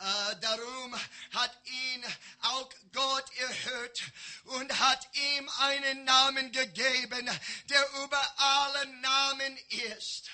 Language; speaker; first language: German; non-native, learner; English